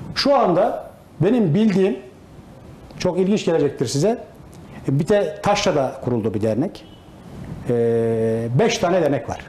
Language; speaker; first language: Turkish; native; Turkish